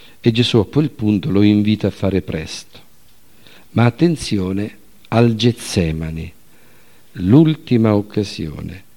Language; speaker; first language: Italian; native; Italian